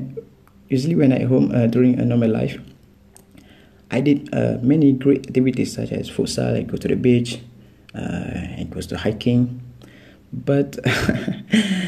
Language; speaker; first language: English; non-native, local second language; Malay